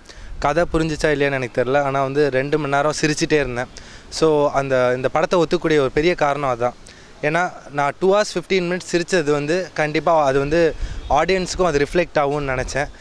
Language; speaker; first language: Tamil; native; Tamil